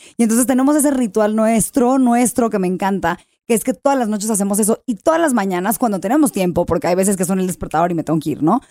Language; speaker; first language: Spanish; early bilingual, heritage; English